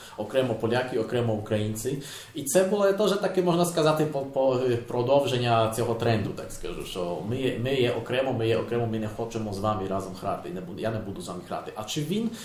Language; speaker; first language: Ukrainian; non-native, learner; Polish